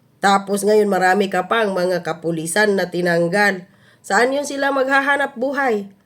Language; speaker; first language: Filipino; non-native, local second language; Cebuano